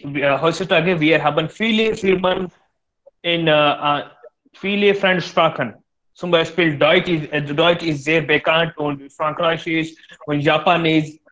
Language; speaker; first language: German; non-native, learner; Hindi